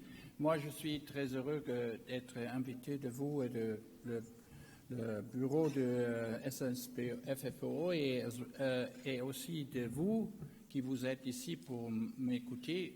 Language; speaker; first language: French; non-native, learner; German